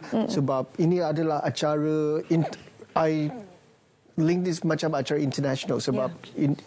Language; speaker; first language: Malay; native; Malay